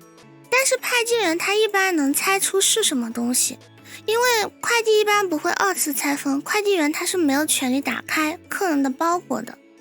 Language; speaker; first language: Chinese; native; Chinese